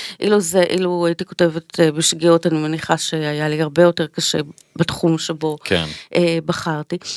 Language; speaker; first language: Hebrew; native; Hebrew